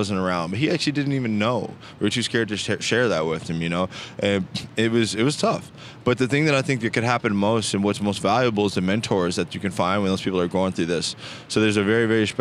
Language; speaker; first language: English; native; English